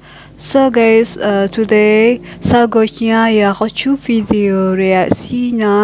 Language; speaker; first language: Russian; non-native, learner; Indonesian